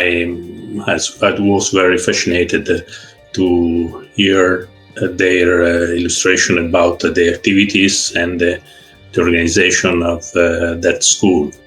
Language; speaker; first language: English; non-native, learner; Italian